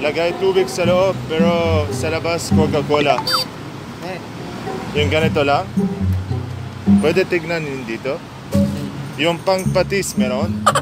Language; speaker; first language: Filipino; non-native, learner; Arabic